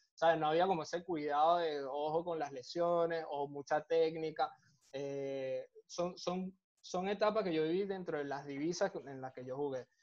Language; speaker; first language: Spanish; native; Spanish